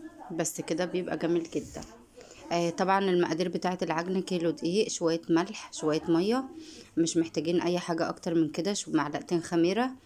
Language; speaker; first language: Arabic; native; Arabic